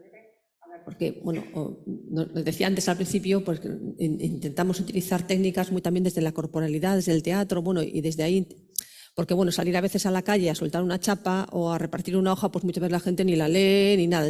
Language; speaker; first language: Spanish; native; Spanish